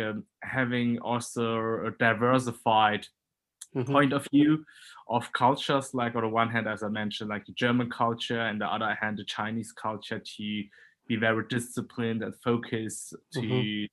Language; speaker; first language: English; non-native, fluent; German